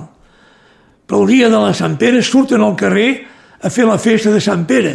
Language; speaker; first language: Catalan; native; Catalan